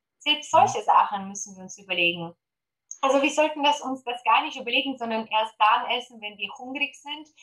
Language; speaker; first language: German; non-native, fluent; Polish